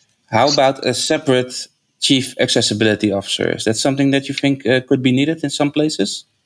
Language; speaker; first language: English; non-native, fluent; Dutch